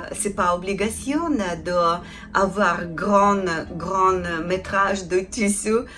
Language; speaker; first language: French; non-native, learner; Ukrainian